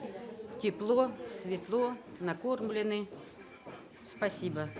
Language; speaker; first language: Russian; native; Russian